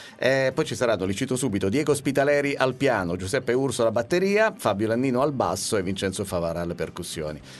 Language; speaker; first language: Italian; native; Italian